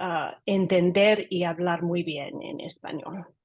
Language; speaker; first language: Spanish; non-native, learner; English